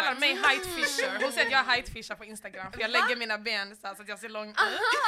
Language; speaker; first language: Swedish; native; Swedish